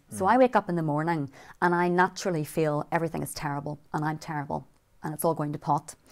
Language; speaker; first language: English; native; English